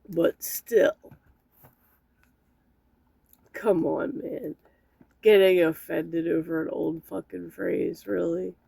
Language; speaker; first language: English; native; English